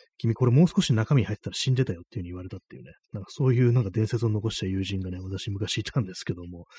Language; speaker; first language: Japanese; native; Japanese